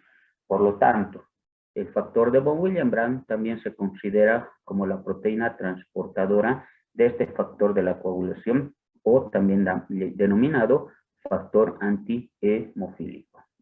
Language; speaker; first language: Spanish; native; Spanish